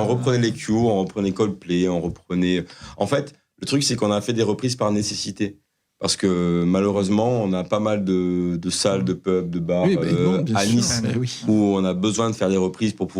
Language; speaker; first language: French; native; French